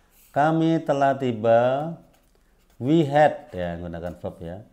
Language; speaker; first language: English; non-native, fluent; Indonesian